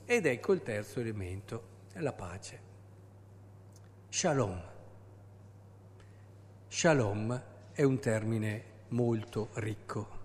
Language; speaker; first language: Italian; native; Italian